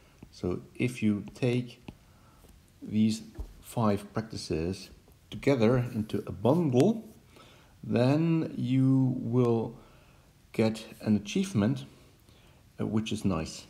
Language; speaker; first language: English; non-native, fluent; German